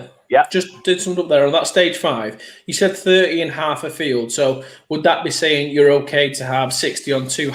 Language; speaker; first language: English; native; English